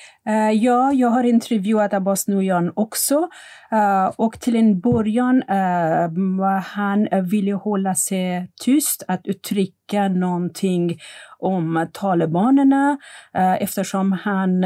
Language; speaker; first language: Swedish; non-native, fluent; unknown